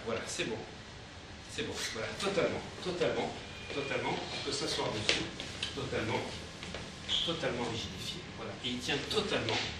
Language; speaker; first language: French; native; French